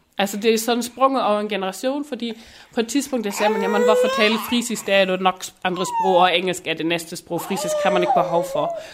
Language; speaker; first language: Danish; non-native, local second language; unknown